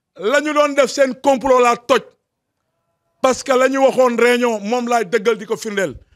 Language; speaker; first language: French; non-native, local second language; Wolof